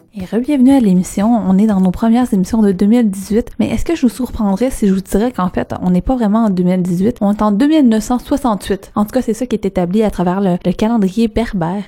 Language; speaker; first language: French; native; French